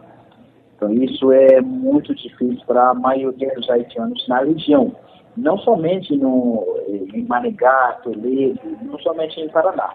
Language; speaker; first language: Portuguese; non-native, fluent; Haitian Creole